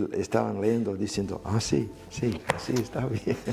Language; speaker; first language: Spanish; non-native, fluent; English